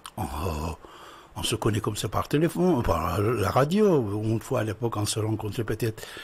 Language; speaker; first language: French; non-native, fluent; Persian